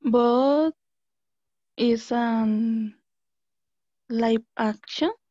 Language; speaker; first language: English; non-native, learner; Spanish